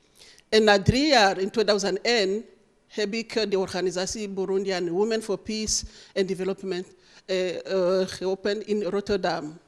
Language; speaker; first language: Dutch; non-native, learner; Rundi